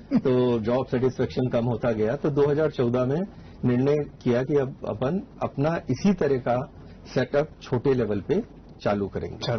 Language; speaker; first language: Hindi; native; Hindi